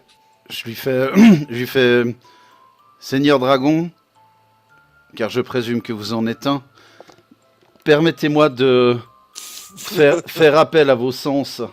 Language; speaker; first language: French; native; French